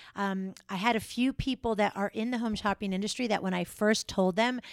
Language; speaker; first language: English; native; English